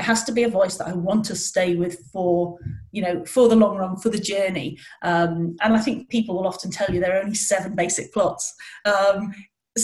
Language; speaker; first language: English; native; English